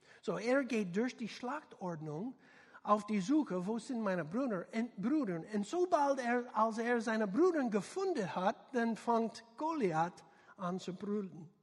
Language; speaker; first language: German; non-native, learner; English